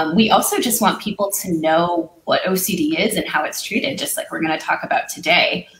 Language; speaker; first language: English; native; English